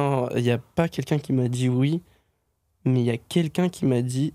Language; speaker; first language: French; native; French